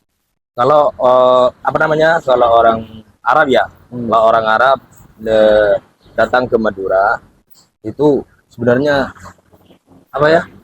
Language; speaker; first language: Indonesian; non-native, local second language; Madurese